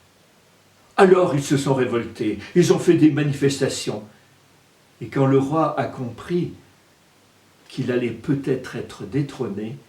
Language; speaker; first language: French; native; French